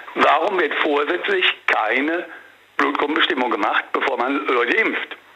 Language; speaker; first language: German; native; German